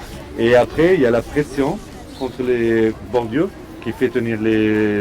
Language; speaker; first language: French; non-native, fluent; German